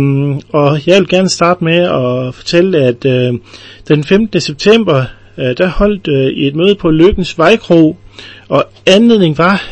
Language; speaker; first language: Danish; native; Danish